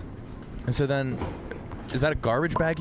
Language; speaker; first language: English; native; English